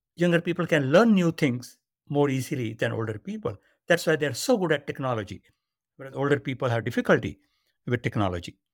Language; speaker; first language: English; non-native, local second language; Marathi